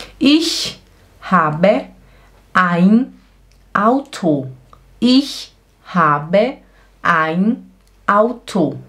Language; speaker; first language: German; non-native, fluent; Portuguese